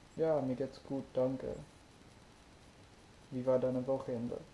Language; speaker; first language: German; non-native, learner; English